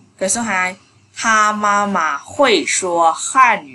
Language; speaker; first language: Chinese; non-native, fluent; Vietnamese